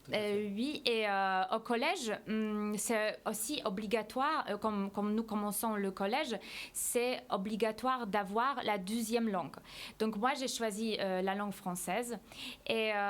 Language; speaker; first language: French; non-native, fluent; Polish